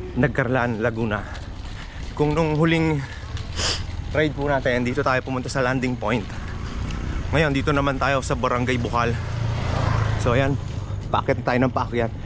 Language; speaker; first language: Filipino; native; Filipino